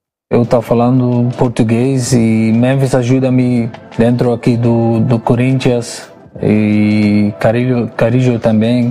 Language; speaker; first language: Portuguese; non-native, learner; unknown